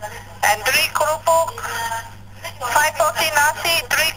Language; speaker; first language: Dutch; non-native, learner; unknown